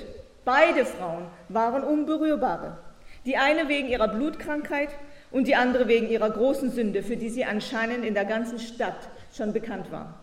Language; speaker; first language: German; native; German